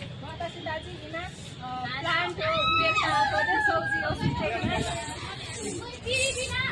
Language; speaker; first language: Japanese; non-native, learner; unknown